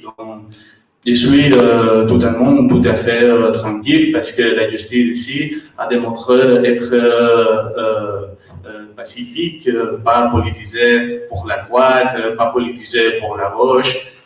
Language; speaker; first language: French; non-native, learner; Catalan